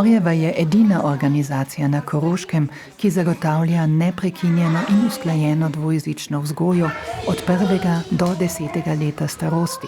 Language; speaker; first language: Slovenian; native; Slovenian